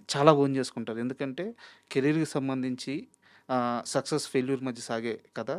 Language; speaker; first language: Telugu; native; Telugu